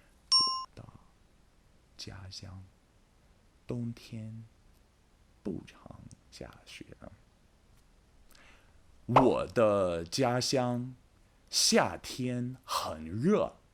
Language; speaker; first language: Chinese; non-native, fluent; English